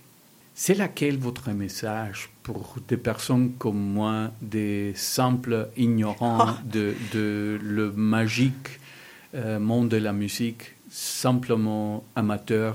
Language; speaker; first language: French; non-native, learner; Spanish